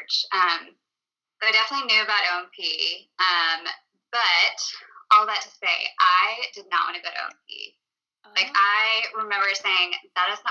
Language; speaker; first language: English; native; English